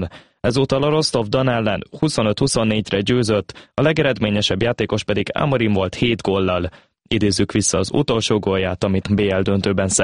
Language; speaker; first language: Hungarian; native; Hungarian